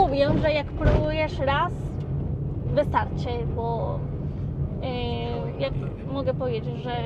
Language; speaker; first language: Polish; non-native, learner; Spanish